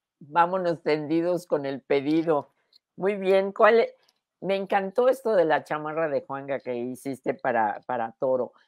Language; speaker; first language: Spanish; native; Spanish